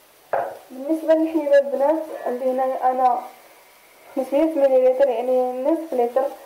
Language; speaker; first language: Arabic; native; Arabic